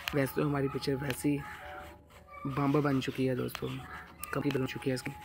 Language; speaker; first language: Urdu; non-native, local second language; Punjabi